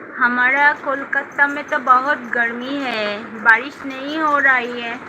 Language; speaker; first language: Hindi; non-native, local second language; Bangla